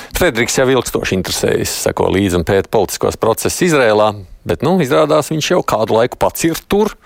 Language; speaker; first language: Latvian; native; Latvian